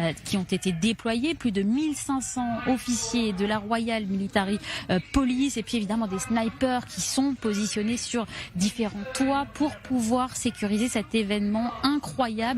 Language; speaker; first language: French; native; French